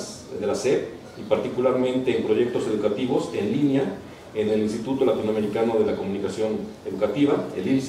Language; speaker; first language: Spanish; native; Spanish